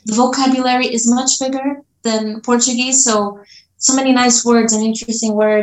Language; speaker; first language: English; early bilingual, other home language; Portuguese